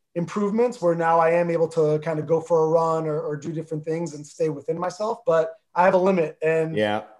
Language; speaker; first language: English; early bilingual, other home language; Armenian